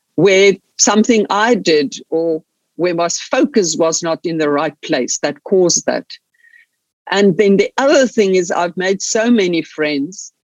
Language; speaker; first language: English; non-native, local second language; Afrikaans